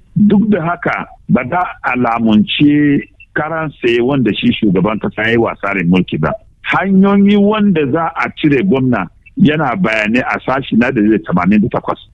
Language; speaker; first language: Hausa; non-native, local second language; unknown